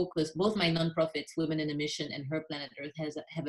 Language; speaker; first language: English; non-native, local second language; French